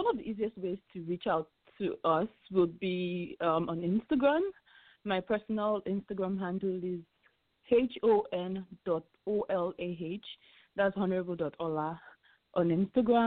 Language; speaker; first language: English; non-native, local second language; Yoruba